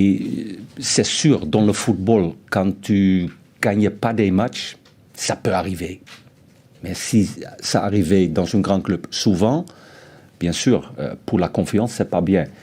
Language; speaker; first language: French; non-native, fluent; Dutch